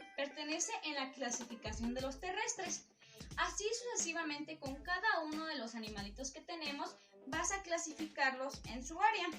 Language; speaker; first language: Spanish; native; Spanish